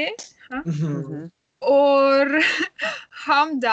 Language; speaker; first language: Hindi; non-native, learner; Russian